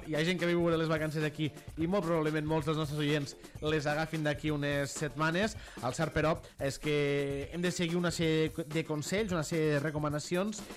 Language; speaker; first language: Catalan; native; Catalan